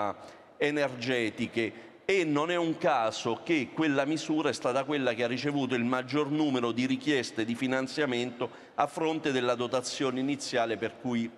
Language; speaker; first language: Italian; native; Italian